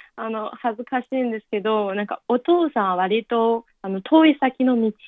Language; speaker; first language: Japanese; non-native, learner; Chinese